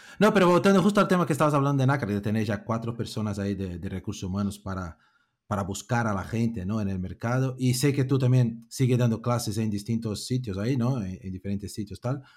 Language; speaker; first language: Spanish; non-native, fluent; Portuguese